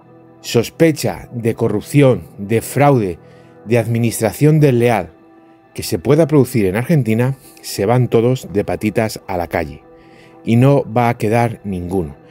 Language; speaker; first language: Spanish; native; Spanish